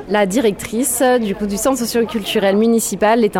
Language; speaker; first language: French; native; French